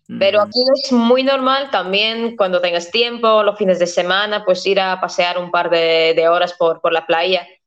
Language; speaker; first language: Spanish; non-native, fluent; Latvian